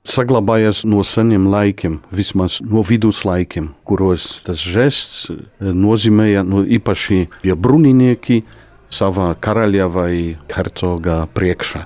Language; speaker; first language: Latvian; non-native, fluent; Polish